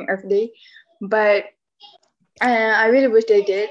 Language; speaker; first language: English; non-native, local second language; Malay